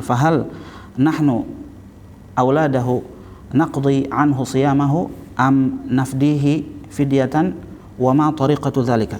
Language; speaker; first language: Arabic; non-native, fluent; Indonesian